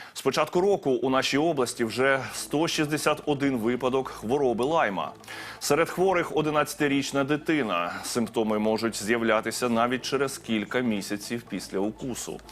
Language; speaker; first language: Ukrainian; native; Ukrainian